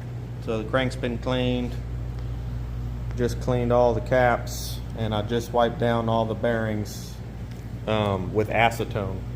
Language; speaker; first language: English; native; English